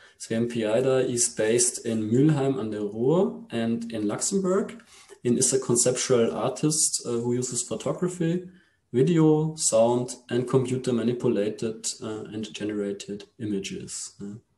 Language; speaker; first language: English; non-native, fluent; German